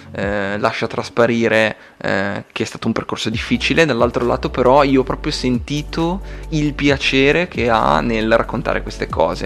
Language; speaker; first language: Italian; native; Italian